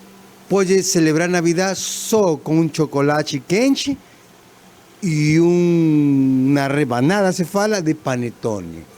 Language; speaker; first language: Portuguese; non-native, fluent; Spanish